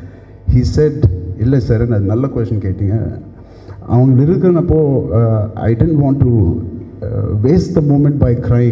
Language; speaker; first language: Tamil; non-native, learner; Telugu